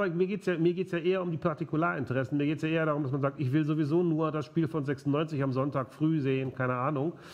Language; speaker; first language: German; native; German